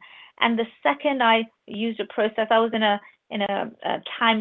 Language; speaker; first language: English; non-native, local second language; Urdu